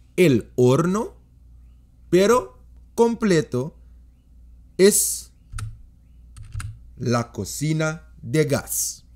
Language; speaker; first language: Spanish; non-native, fluent; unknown